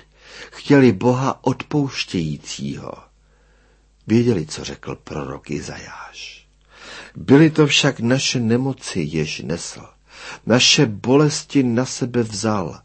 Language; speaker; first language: Czech; native; Czech